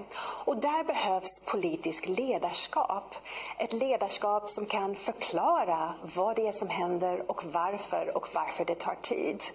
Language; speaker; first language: Swedish; non-native, fluent; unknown